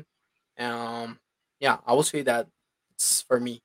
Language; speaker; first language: English; non-native, fluent; Spanish